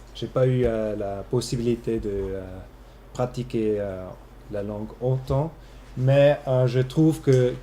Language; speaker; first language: French; non-native, local second language; German